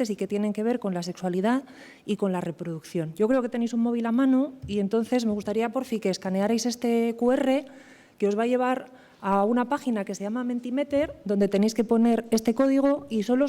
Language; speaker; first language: Spanish; native; Spanish